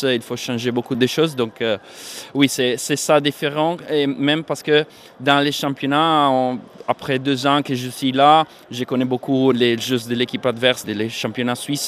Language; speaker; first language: French; non-native, fluent; Italian